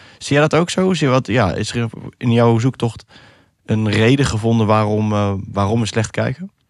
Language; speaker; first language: Dutch; early bilingual, other home language; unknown